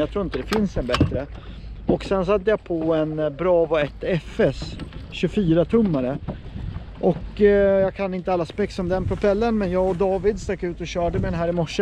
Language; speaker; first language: Swedish; native; Swedish